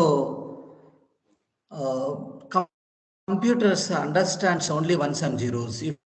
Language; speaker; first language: English; non-native, local second language; Telugu